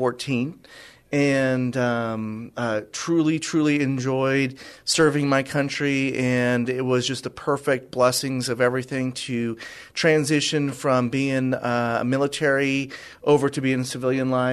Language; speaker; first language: English; native; English